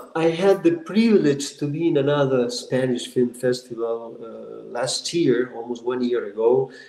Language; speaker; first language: English; non-native, fluent; Spanish